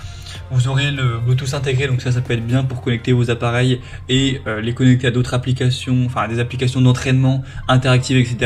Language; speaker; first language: French; native; French